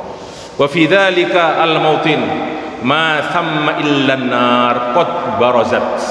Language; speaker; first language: Arabic; non-native, fluent; Madurese